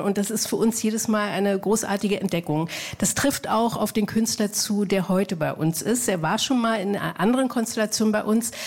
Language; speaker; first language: German; native; German